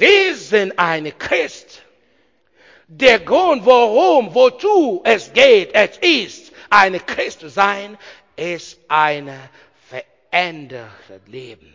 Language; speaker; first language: German; non-native, learner; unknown